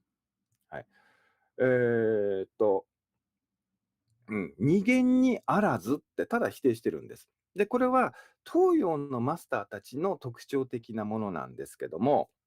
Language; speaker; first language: Japanese; native; Japanese